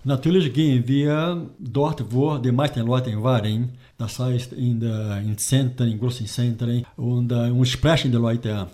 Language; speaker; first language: German; non-native, fluent; Portuguese